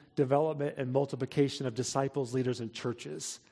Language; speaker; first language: English; native; English